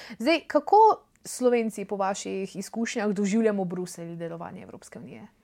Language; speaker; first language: Slovenian; native; Slovenian